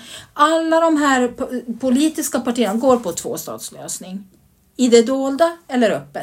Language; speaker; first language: Swedish; native; Swedish